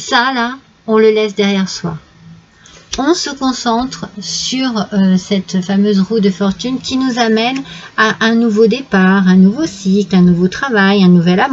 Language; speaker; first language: French; native; French